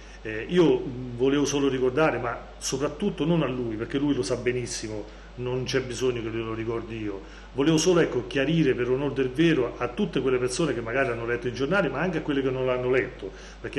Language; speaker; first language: Italian; native; Italian